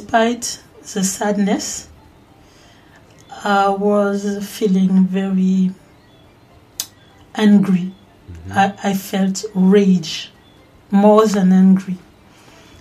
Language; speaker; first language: English; non-native, learner; French